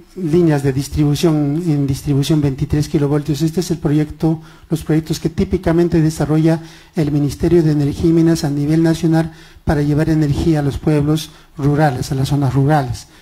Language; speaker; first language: Spanish; non-native, local second language; Quechua